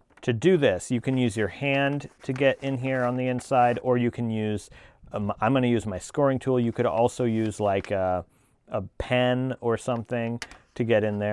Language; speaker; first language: English; native; English